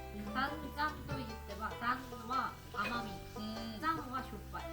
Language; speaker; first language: Japanese; non-native, learner; Korean